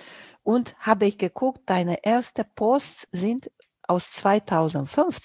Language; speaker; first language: German; non-native, fluent; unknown